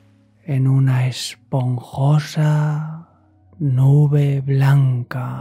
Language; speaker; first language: Spanish; native; Spanish